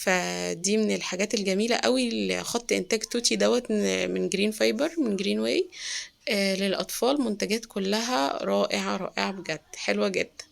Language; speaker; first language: Arabic; native; Arabic